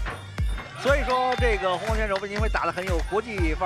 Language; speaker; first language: Chinese; native; Chinese